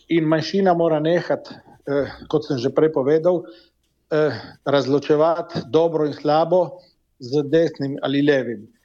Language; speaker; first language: Slovenian; native; Slovenian